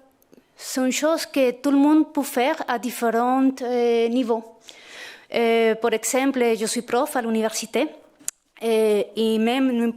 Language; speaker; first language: French; non-native, fluent; Spanish